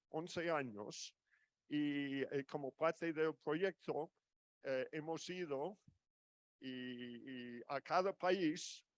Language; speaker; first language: Spanish; non-native, fluent; English